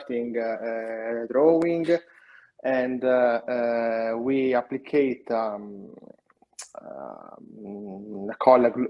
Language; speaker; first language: English; non-native, learner; Italian